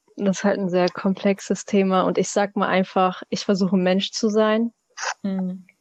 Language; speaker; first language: German; native; German